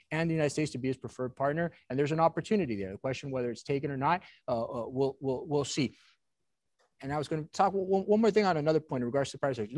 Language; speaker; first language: English; native; English